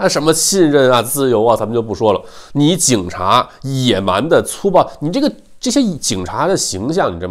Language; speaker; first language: Chinese; native; Chinese